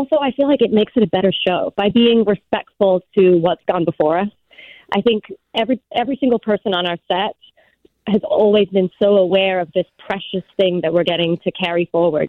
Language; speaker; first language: English; native; English